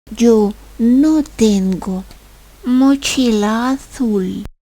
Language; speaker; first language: Spanish; non-native, fluent; Ukrainian